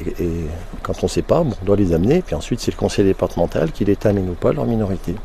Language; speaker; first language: French; native; French